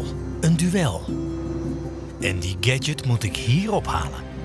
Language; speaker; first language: Dutch; native; Dutch